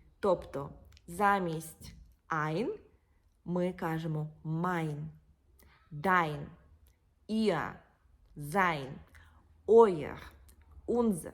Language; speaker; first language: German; non-native, fluent; Ukrainian